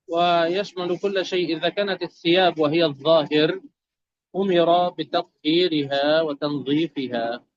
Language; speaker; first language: Arabic; native; Arabic